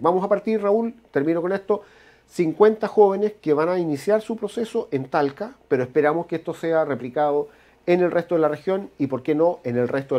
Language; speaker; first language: Spanish; native; Spanish